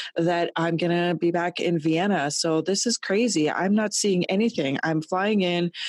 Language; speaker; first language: English; native; English